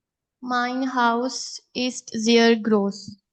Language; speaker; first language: German; non-native, learner; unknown